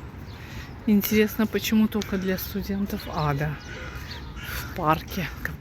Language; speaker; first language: Russian; non-native, fluent; Azerbaijani